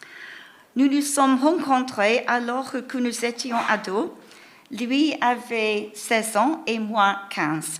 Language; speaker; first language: French; non-native, fluent; English